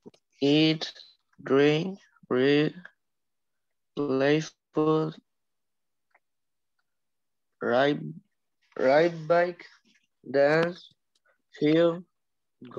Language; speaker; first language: English; non-native, learner; Spanish